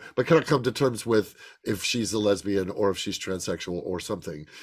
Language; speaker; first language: English; native; English